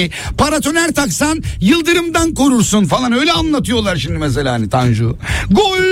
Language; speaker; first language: Turkish; native; Turkish